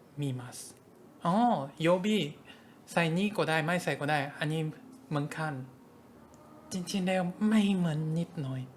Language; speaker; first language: Thai; non-native, fluent; Japanese